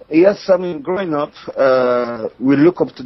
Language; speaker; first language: English; non-native, local second language; French